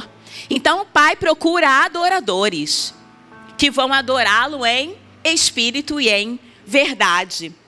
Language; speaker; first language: Portuguese; native; Portuguese